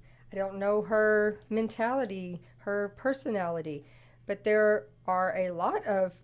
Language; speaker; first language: English; native; English